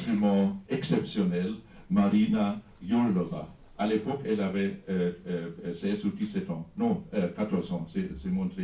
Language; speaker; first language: French; non-native, fluent; German